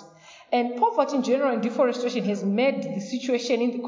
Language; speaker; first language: English; non-native, local second language; Shona